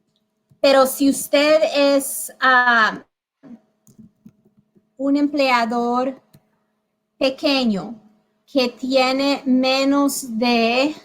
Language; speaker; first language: Spanish; early bilingual, heritage; Spanish